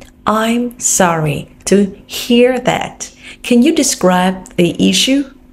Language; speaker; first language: English; non-native, fluent; Vietnamese